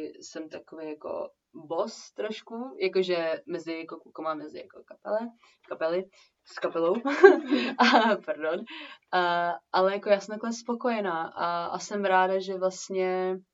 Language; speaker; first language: Czech; early bilingual, heritage; Czech